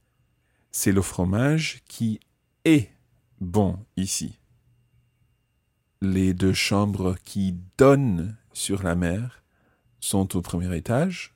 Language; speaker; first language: French; non-native, fluent; English